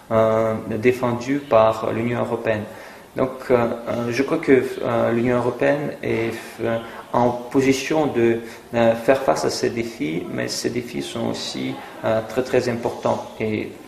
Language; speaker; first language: French; non-native, fluent; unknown